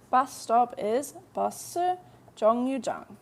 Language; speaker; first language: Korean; non-native, fluent; English